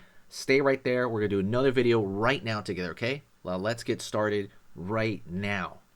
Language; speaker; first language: English; native; English